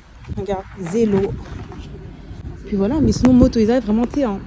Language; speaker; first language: French; native; French